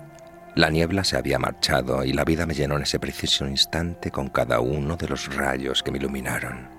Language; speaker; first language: Spanish; native; Spanish